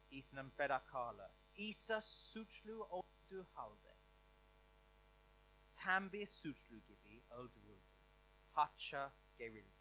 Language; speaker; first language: Turkish; non-native, learner; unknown